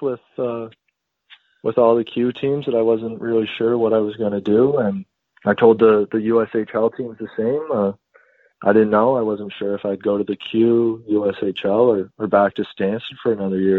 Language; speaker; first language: English; native; English